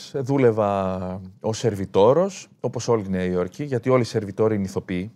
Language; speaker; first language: Greek; native; Greek